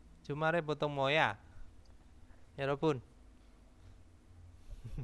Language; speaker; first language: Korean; non-native, fluent; Indonesian